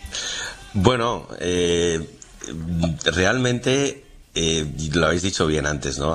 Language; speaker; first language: Spanish; native; Spanish